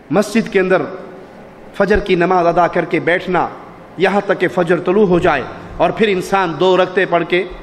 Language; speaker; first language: Urdu; non-native, local second language; Punjabi